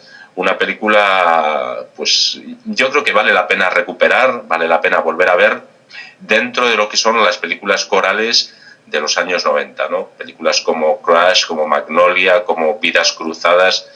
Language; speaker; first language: Spanish; native; Spanish